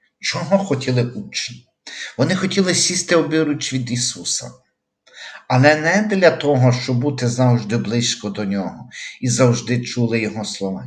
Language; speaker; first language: Ukrainian; native; Ukrainian